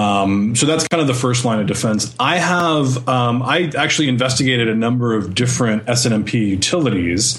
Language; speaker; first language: English; native; English